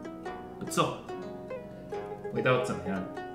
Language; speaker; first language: Chinese; non-native, fluent; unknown